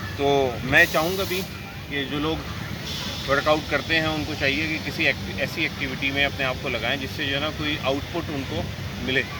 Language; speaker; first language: Urdu; native; Urdu